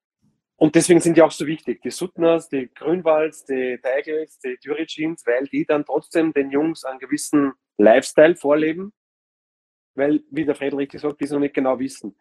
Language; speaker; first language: German; native; German